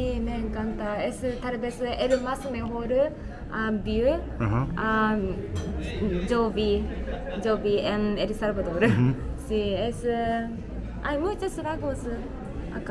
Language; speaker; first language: Spanish; non-native, learner; Japanese